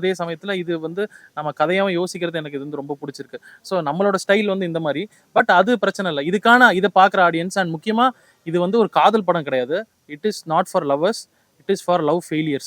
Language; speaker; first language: Tamil; native; Tamil